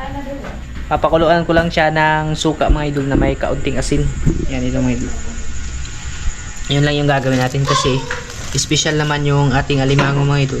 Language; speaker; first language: Filipino; non-native, local second language; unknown